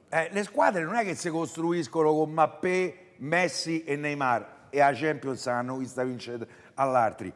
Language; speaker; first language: Italian; native; Italian